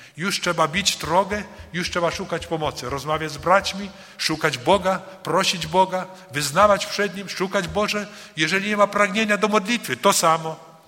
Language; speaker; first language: Polish; early bilingual, heritage; Polish